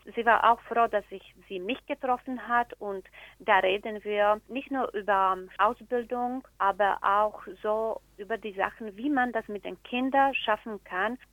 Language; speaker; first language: German; non-native, fluent; Slovak